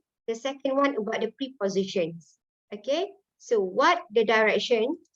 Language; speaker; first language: English; non-native, local second language; Malay